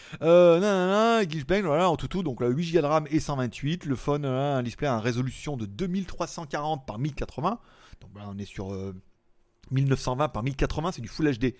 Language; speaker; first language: French; native; French